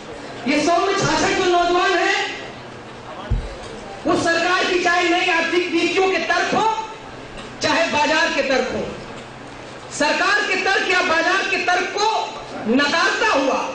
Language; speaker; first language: Hindi; native; Hindi